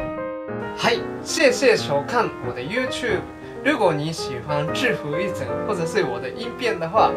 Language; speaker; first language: Chinese; non-native, fluent; Japanese